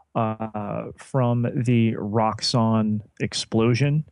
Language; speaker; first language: English; native; English